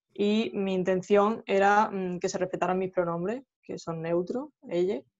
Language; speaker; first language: Spanish; native; Spanish